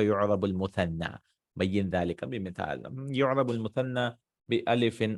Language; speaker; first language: Arabic; non-native, fluent; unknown